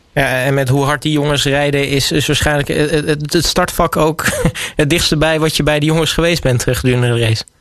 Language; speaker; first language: Dutch; native; Dutch